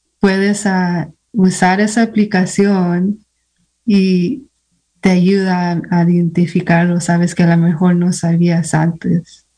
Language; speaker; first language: Spanish; early bilingual, heritage; Spanish